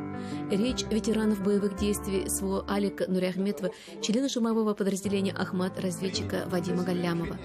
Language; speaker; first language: Russian; native; Russian